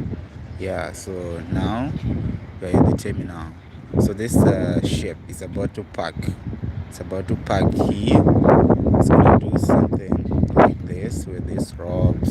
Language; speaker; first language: English; non-native, local second language; Shona